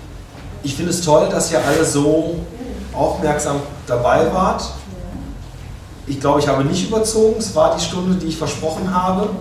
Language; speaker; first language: German; native; German